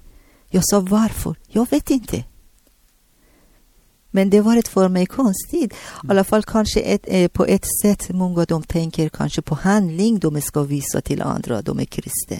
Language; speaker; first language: Swedish; non-native, learner; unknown